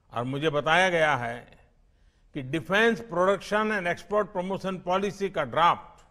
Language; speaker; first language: Hindi; non-native, local second language; Gujarati